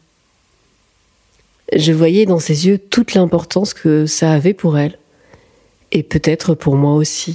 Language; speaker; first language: French; early bilingual, other home language; Central Atlas Tamazight